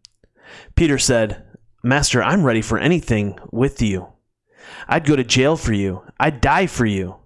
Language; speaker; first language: English; native; English